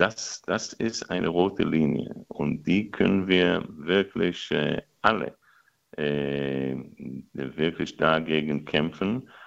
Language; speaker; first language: German; non-native, fluent; Hebrew